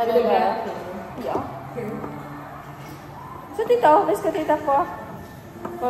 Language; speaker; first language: Swedish; non-native, learner; Filipino